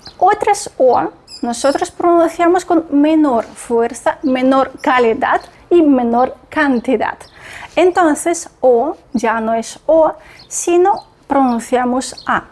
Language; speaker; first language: Spanish; non-native, fluent; Russian